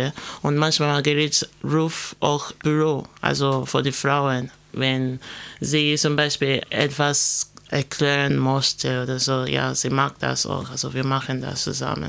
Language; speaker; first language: German; non-native, learner; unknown